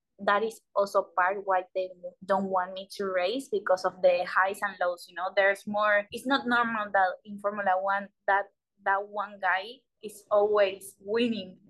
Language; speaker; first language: English; non-native, learner; Spanish